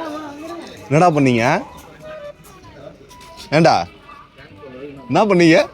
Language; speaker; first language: Tamil; native; Tamil